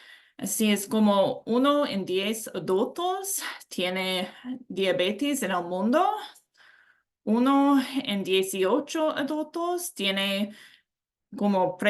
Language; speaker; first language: Spanish; non-native, learner; English